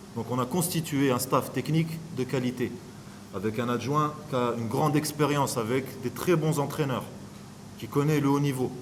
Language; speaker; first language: French; non-native, local second language; Arabic